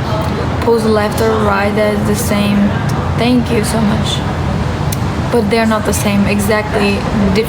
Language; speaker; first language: English; non-native, fluent; Turkish